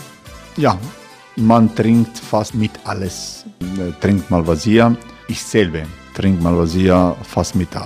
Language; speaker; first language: German; non-native, learner; Croatian